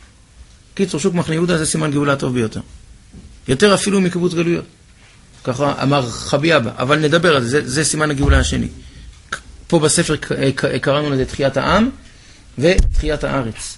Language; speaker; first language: Hebrew; native; Hebrew